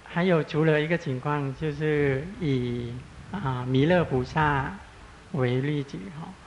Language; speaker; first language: Chinese; non-native, fluent; Thai